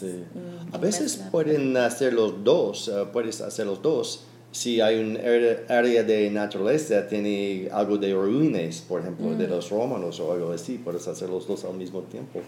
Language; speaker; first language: Spanish; non-native, learner; English